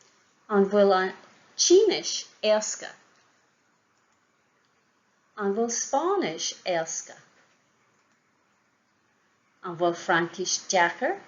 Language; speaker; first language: Irish; non-native, local second language; English